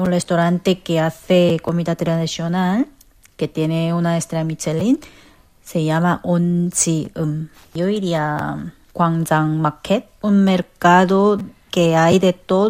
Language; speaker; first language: Spanish; non-native, fluent; Korean